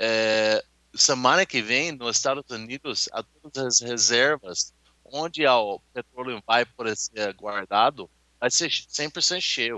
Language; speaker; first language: Portuguese; non-native, learner; English